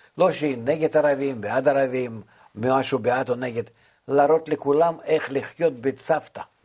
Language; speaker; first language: Hebrew; non-native, fluent; Russian